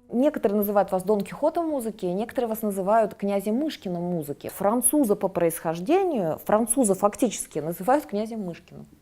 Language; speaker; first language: Russian; native; Russian